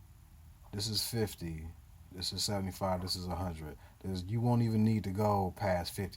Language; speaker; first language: English; native; English